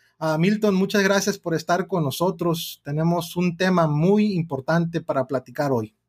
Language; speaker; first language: Spanish; early bilingual, heritage; Spanish